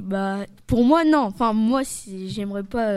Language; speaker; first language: French; native; French